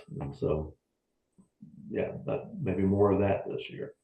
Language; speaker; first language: English; native; English